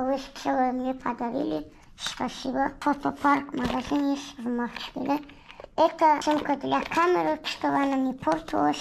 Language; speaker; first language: Russian; non-native, local second language; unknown